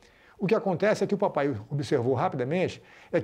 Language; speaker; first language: Portuguese; native; Portuguese